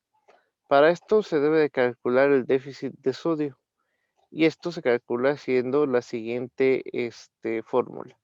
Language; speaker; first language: Spanish; native; Spanish